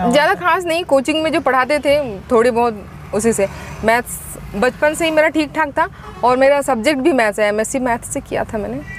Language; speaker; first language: Hindi; native; Hindi